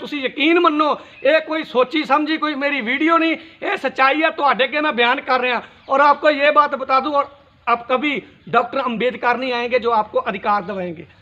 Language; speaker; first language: Hindi; non-native, local second language; Punjabi